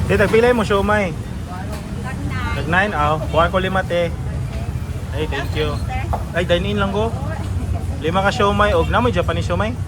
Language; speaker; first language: Filipino; native; Filipino